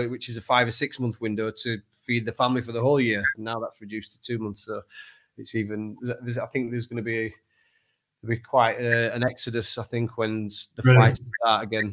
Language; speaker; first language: English; native; English